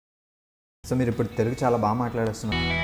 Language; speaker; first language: Telugu; native; Telugu